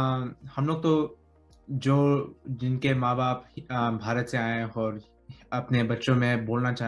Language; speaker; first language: Hindi; early bilingual, heritage; Hindi